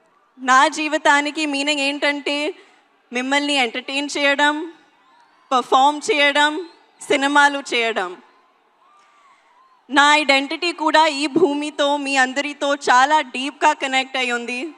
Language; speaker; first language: Telugu; non-native, learner; Hindi